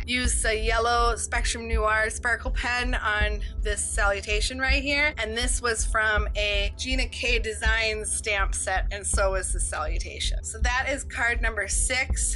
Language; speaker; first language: English; native; English